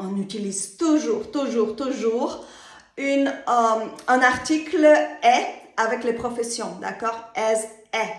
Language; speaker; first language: French; non-native, fluent; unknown